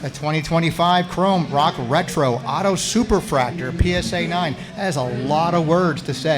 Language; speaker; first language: English; native; English